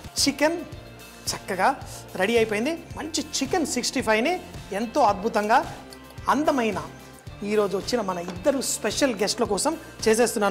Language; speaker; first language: Telugu; native; Telugu